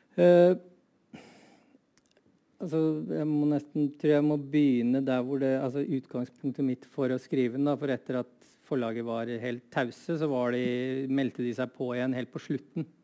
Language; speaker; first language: Norwegian; native; Norwegian